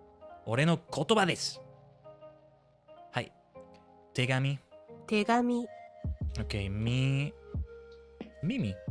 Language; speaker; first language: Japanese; non-native, learner; English